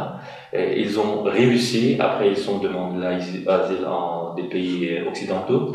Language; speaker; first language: French; non-native, fluent; Uyghur